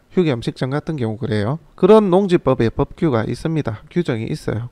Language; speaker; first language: Korean; native; Korean